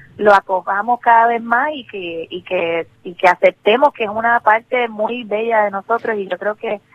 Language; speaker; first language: Spanish; native; Spanish